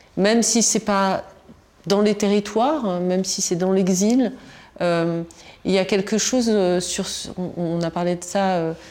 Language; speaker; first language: French; native; French